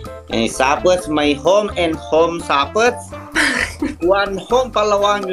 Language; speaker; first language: English; non-native, learner; Indonesian